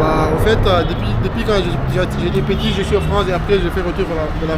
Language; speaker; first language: French; early bilingual, other home language; Arabic